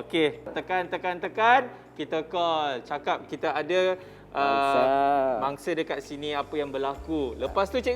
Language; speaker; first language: Malay; native; Malay